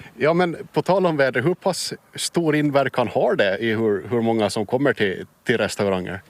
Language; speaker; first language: Swedish; native; Swedish